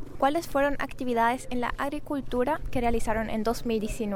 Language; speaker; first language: Spanish; native; Spanish